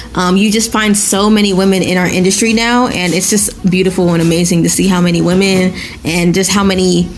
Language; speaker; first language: English; non-native, local second language; Yoruba